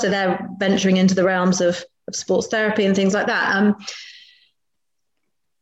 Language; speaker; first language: English; native; English